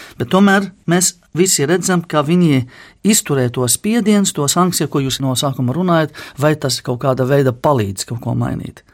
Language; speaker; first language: Latvian; non-native, fluent; Arabic